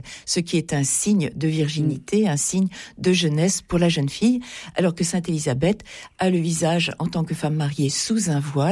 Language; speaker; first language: French; native; French